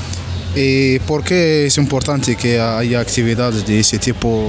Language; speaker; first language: Spanish; non-native, learner; Arabic